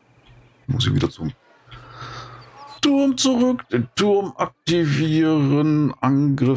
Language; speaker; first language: German; native; German